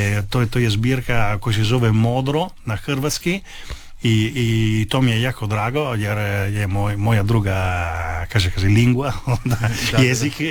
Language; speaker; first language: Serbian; early bilingual, heritage; Italian